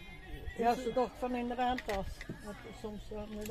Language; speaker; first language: Dutch; native; Dutch